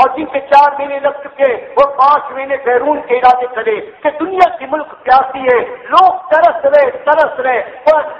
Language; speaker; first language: Urdu; native; Urdu